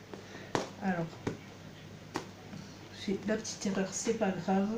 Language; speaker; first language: French; native; French